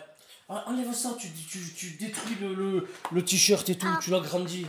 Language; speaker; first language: French; native; French